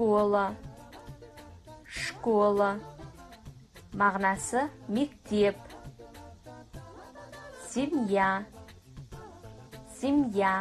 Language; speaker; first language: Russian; non-native, fluent; Kazakh